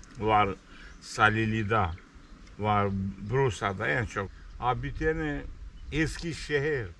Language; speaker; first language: Turkish; native; Turkish